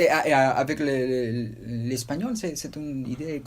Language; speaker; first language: French; non-native, learner; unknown